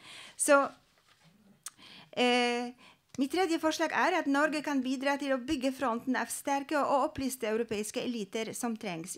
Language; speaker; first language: Norwegian; non-native, fluent; Polish